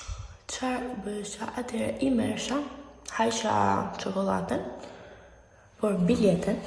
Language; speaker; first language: Albanian; early bilingual, heritage; Albanian